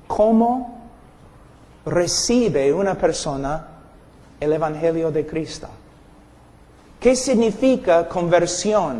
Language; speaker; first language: Spanish; non-native, fluent; English